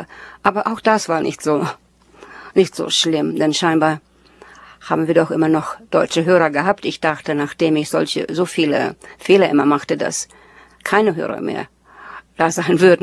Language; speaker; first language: German; early bilingual, heritage; German